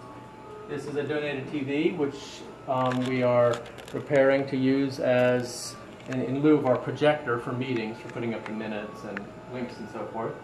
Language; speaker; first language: English; native; English